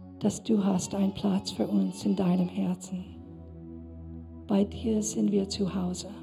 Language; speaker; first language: German; non-native, fluent; English